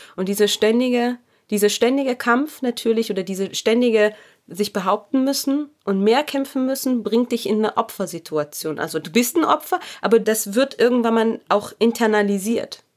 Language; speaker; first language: German; early bilingual, other home language; Arabic